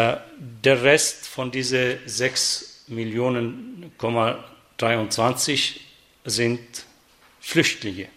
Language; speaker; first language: German; non-native, fluent; Arabic